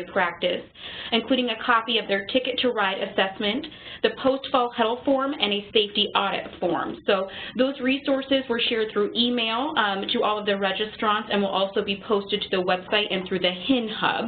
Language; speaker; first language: English; native; English